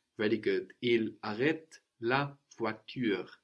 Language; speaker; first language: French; non-native, fluent; English